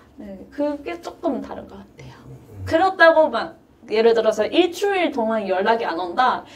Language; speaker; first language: Korean; non-native, fluent; Japanese